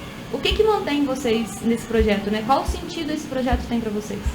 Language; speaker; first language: Portuguese; native; Portuguese